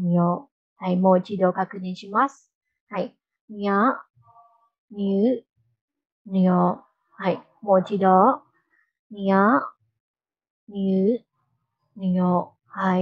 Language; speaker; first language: Japanese; non-native, learner; Khmer